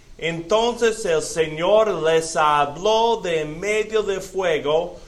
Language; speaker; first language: Spanish; non-native, fluent; English